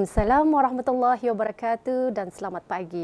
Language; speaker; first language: Malay; native; Malay